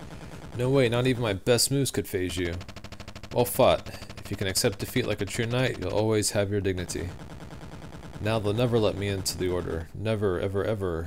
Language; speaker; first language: English; native; English